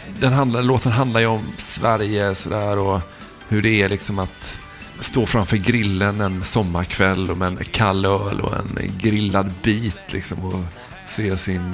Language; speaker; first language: Swedish; native; Swedish